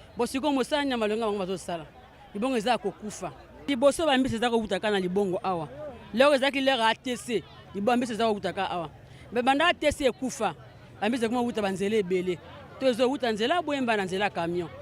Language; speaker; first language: Lingala; native; Lingala